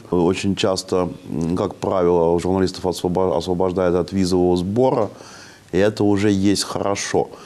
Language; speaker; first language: Russian; native; Russian